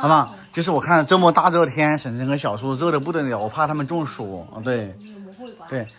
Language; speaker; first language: Chinese; native; Chinese